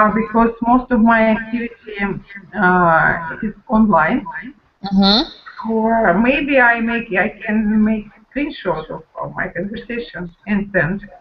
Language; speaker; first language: English; non-native, learner; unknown